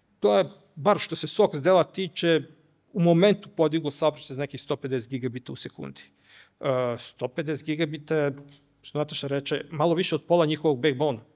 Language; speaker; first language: Serbian; native; Serbian